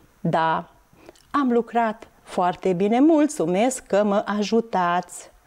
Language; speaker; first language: Romanian; non-native, local second language; Hungarian